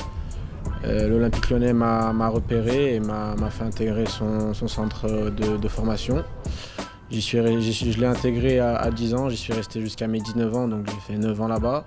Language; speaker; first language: French; early bilingual, other home language; Arabic